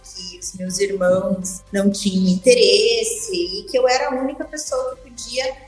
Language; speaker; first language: Portuguese; native; Portuguese